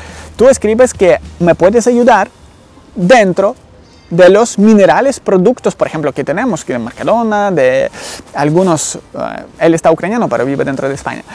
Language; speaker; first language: Spanish; non-native, learner; Ukrainian